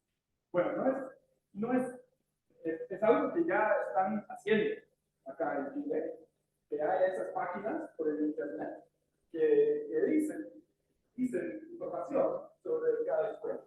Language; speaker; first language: Spanish; non-native, fluent; English